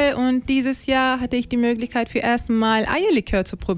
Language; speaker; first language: German; non-native, learner; Turkish